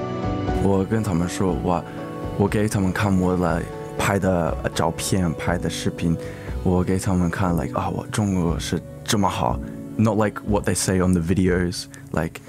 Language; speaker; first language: Chinese; early bilingual, heritage; English